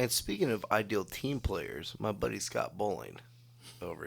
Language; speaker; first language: English; native; English